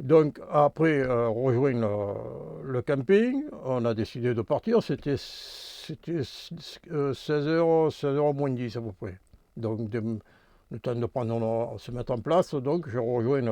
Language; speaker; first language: French; native; French